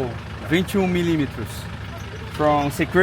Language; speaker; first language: English; non-native, learner; Portuguese